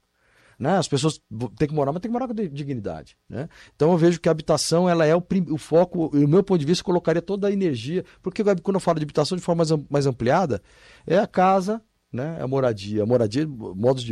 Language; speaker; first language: Portuguese; native; Portuguese